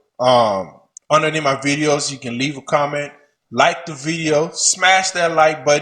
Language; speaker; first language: English; native; English